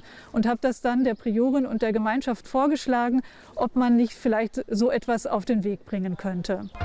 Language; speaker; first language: German; native; German